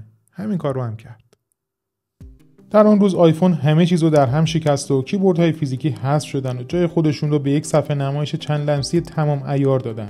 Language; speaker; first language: Persian; native; Persian